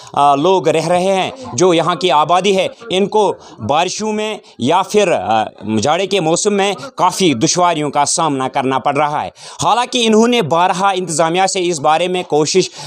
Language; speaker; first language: Urdu; non-native, local second language; Kashmiri